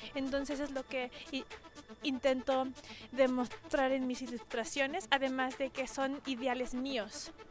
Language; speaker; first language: Spanish; early bilingual, heritage; Spanish